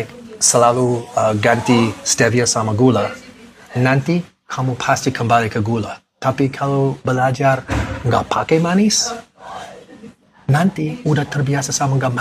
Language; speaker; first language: Indonesian; non-native, learner; English